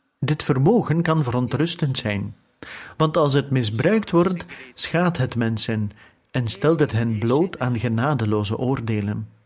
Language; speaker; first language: Dutch; native; Dutch